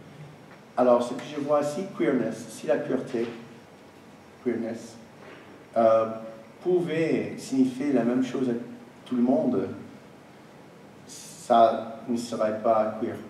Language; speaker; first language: French; non-native, fluent; English